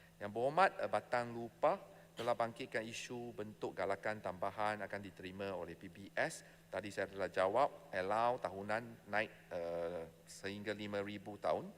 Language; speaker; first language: Malay; non-native, local second language; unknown